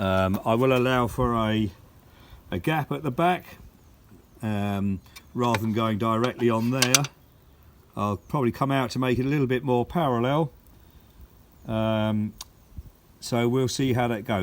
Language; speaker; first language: English; native; English